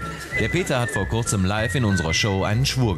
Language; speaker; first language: German; native; German